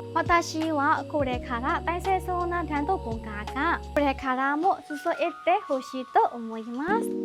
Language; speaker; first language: Japanese; non-native, learner; Burmese